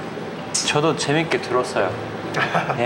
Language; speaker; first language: Korean; non-native, learner; Japanese